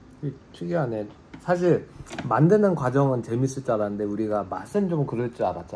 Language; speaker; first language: Korean; native; Korean